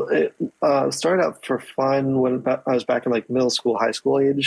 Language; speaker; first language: English; native; English